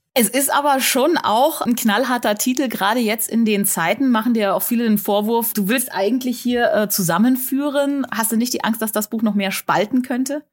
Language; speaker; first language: German; native; German